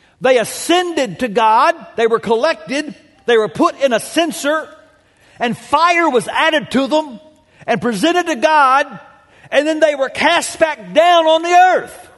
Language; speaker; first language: English; native; English